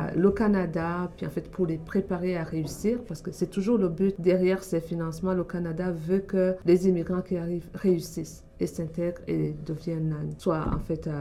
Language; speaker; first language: French; non-native, local second language; Rundi